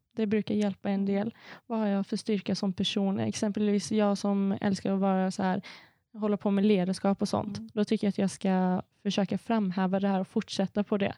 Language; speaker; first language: Swedish; native; Swedish